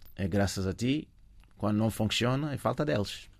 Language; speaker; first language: Portuguese; non-native, fluent; French